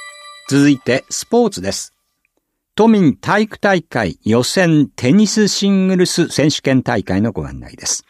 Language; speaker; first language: Japanese; native; Japanese